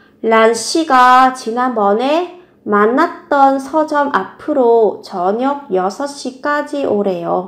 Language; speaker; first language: Korean; non-native, fluent; Vietnamese